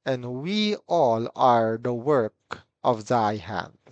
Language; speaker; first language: English; non-native, local second language; Filipino